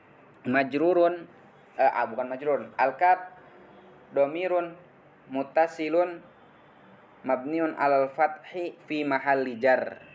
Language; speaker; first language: Arabic; non-native, fluent; Indonesian